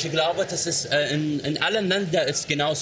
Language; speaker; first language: German; non-native, fluent; Arabic